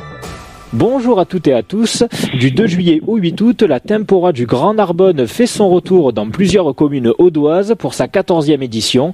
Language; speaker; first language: French; native; French